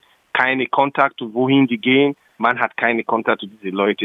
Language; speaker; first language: German; non-native, local second language; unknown